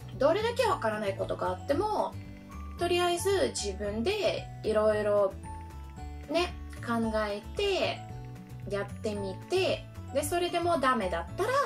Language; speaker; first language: Japanese; non-native, fluent; Russian